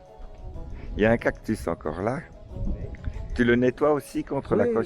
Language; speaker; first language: French; native; French